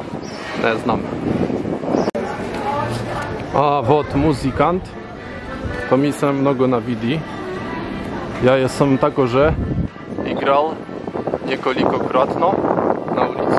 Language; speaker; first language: Polish; non-native, learner; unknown